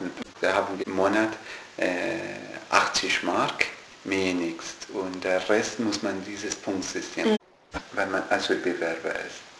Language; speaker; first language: German; non-native, learner; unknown